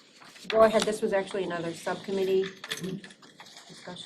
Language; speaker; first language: English; native; English